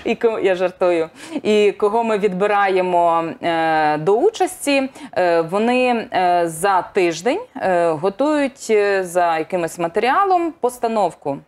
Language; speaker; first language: Ukrainian; native; Ukrainian